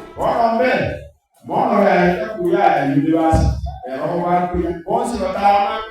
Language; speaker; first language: Swahili; non-native, local second language; Gusii